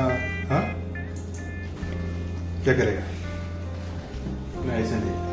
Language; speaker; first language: Hindi; non-native, local second language; Kannada